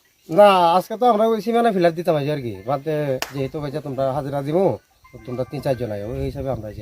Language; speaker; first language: Bangla; non-native, local second language; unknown